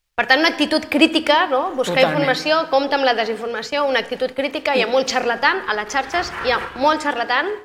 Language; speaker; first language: Catalan; native; Catalan